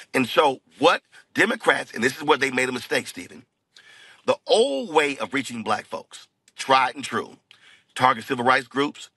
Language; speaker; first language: English; native; English